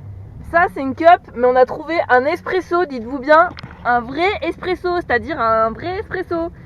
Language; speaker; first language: French; native; French